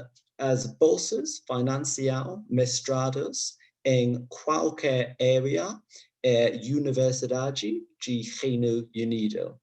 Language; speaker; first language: Portuguese; non-native, learner; English